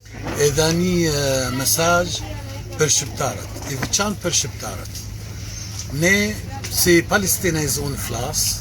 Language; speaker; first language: Albanian; non-native, learner; Arabic